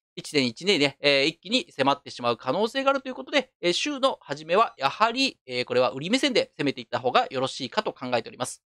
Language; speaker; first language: Japanese; native; Japanese